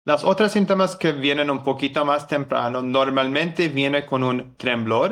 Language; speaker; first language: Spanish; non-native, learner; English